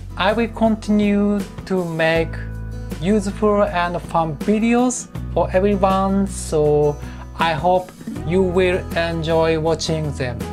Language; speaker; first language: English; non-native, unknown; Japanese